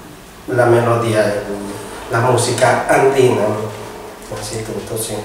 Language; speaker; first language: Italian; non-native, fluent; Spanish